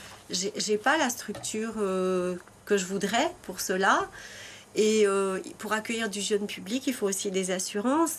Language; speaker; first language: French; native; French